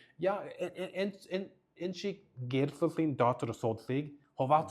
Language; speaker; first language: Mongolian; non-native, learner; English